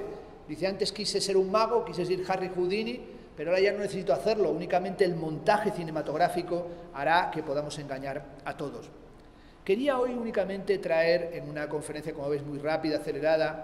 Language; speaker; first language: Spanish; native; Spanish